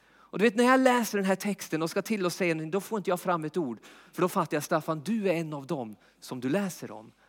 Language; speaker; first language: Swedish; native; Swedish